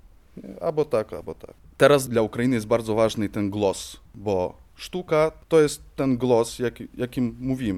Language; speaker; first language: Polish; non-native, fluent; Ukrainian